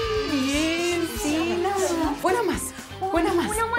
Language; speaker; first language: Spanish; native; Spanish